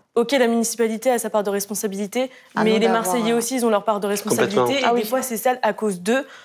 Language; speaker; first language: French; native; French